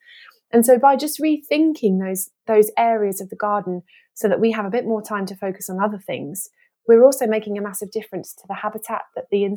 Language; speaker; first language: English; native; English